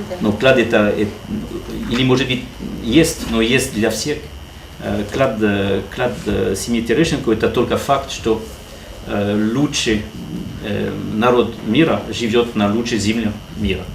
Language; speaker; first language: Russian; non-native, learner; French